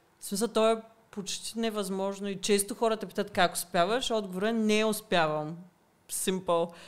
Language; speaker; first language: Bulgarian; early bilingual, heritage; Bulgarian